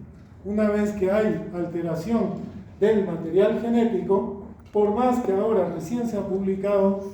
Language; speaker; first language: Spanish; native; Spanish